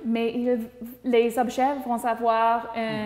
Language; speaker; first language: French; non-native, local second language; English